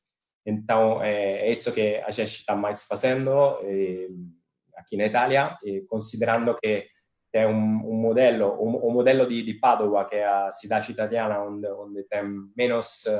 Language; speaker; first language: Portuguese; non-native, fluent; Italian